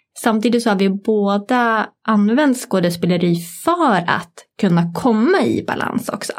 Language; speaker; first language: Swedish; native; Swedish